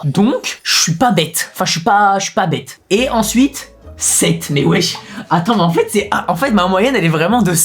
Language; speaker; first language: French; native; French